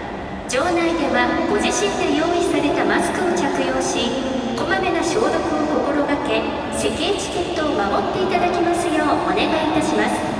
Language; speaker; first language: Japanese; native; Japanese